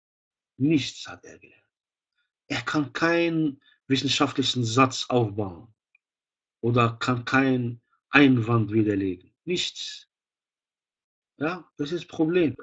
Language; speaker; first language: German; non-native, fluent; Arabic